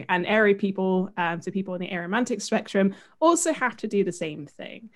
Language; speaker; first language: English; native; English